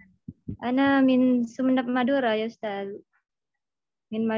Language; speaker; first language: Arabic; non-native, learner; Indonesian